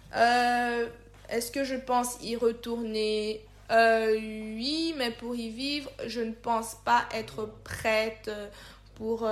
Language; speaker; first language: French; non-native, local second language; Lingala